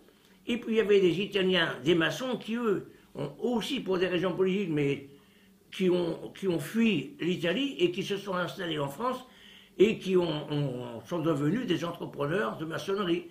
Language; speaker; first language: French; early bilingual, other home language; Italian